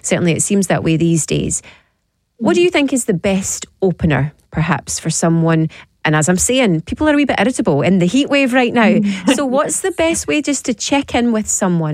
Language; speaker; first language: English; native; English